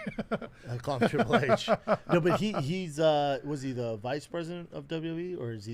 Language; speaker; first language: English; native; English